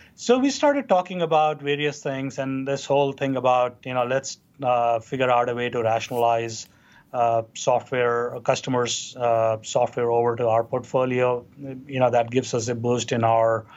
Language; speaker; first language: English; non-native, local second language; Hindi